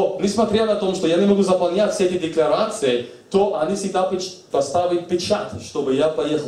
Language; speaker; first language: Russian; native; Russian